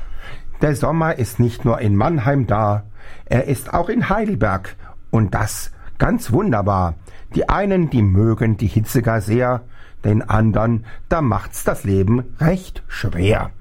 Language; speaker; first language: German; native; German